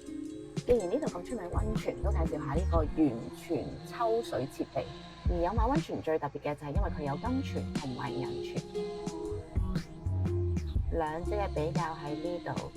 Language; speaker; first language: Cantonese; native; Cantonese